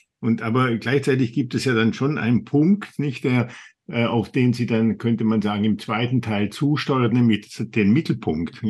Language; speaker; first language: German; native; German